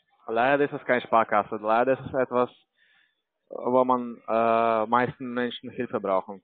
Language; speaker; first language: German; non-native, learner; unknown